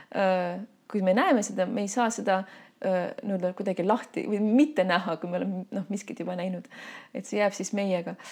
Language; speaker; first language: Estonian; non-native, local second language; Russian